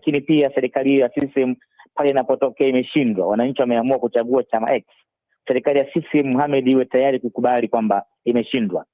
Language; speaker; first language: Swahili; native; Swahili